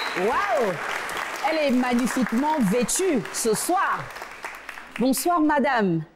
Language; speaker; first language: French; native; French